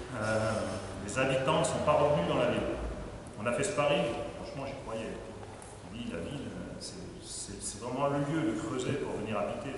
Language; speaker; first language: French; native; French